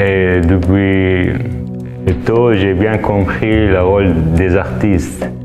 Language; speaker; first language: French; non-native, fluent; Arabic